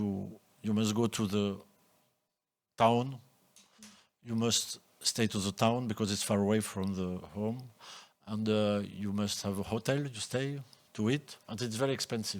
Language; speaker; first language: English; non-native, local second language; French